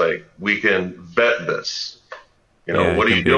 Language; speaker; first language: English; native; English